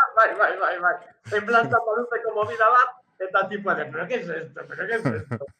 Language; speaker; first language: Spanish; native; Spanish